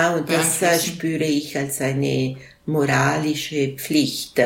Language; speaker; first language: German; non-native, local second language; Italian